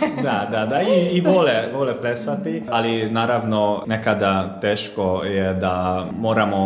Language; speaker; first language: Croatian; non-native, local second language; Hungarian